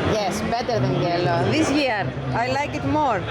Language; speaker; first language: English; non-native, learner; Serbian